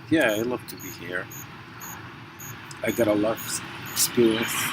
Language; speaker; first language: English; non-native, fluent; Arabic